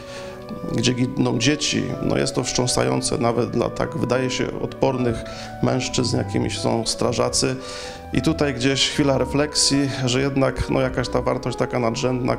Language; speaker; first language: Polish; native; Polish